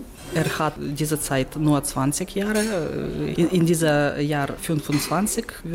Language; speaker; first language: German; non-native, learner; Ukrainian